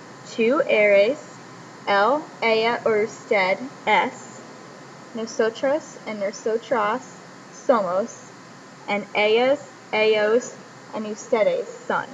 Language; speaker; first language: Spanish; non-native, learner; English